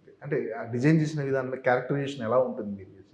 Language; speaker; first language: Telugu; native; Telugu